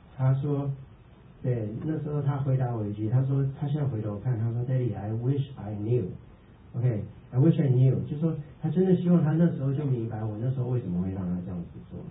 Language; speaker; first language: Chinese; early bilingual, heritage; Chinese